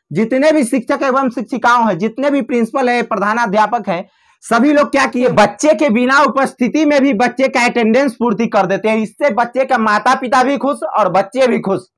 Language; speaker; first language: Hindi; native; Hindi